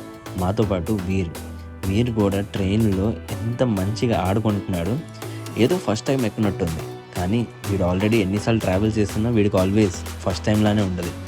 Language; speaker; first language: Telugu; native; Telugu